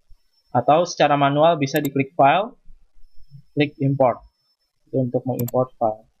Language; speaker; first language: Indonesian; native; Indonesian